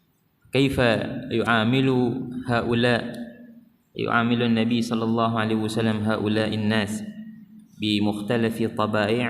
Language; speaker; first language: Arabic; non-native, fluent; Malay